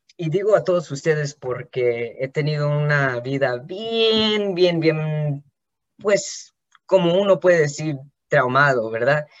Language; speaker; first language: Spanish; early bilingual, heritage; Spanish